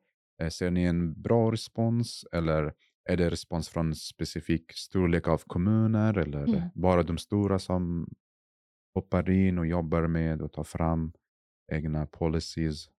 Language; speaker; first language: Swedish; non-native, fluent; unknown